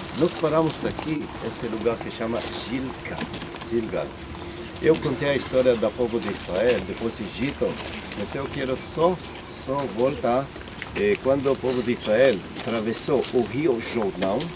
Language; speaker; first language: Portuguese; non-native, learner; Hebrew